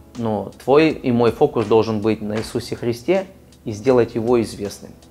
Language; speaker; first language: Russian; early bilingual, other home language; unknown